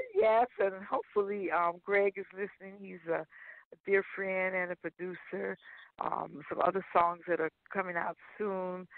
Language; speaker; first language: English; native; English